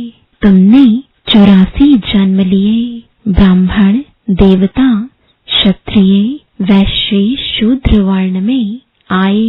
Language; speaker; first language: Hindi; native; Hindi